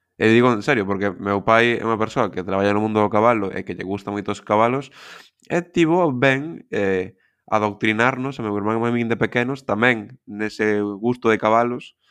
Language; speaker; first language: Galician; non-native, local second language; Spanish